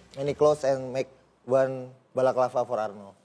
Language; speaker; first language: English; non-native, learner; Indonesian